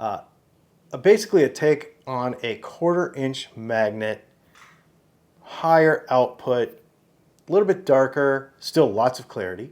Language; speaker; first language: English; native; English